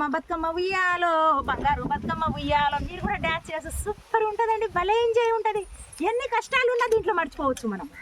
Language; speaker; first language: Telugu; non-native, local second language; Lambadi